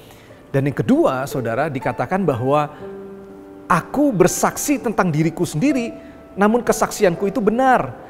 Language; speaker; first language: Indonesian; native; Indonesian